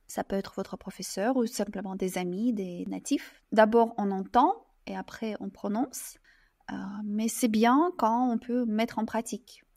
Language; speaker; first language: French; non-native, fluent; Russian